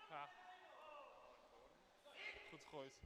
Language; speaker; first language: Dutch; native; Dutch